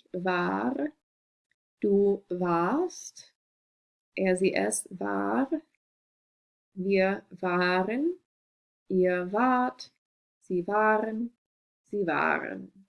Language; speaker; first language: German; non-native, fluent; English